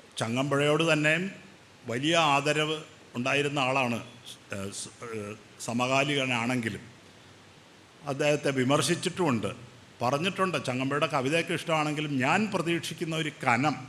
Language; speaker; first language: Malayalam; native; Malayalam